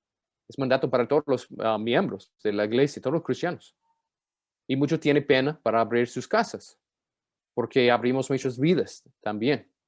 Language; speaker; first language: Spanish; non-native, fluent; English